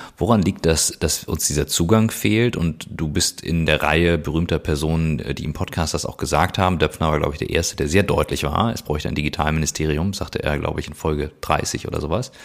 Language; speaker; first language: German; native; German